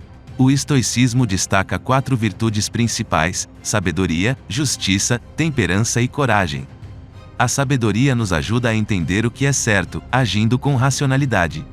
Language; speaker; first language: Portuguese; native; Portuguese